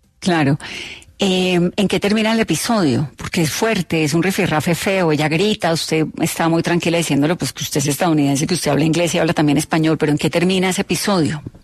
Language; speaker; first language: Spanish; native; Spanish